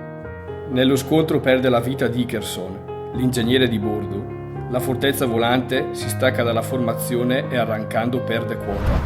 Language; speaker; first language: Italian; native; Italian